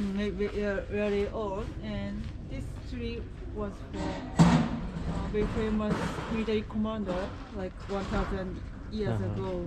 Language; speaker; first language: English; non-native, learner; Japanese